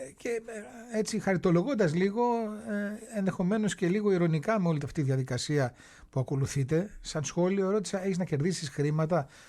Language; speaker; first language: Greek; native; Greek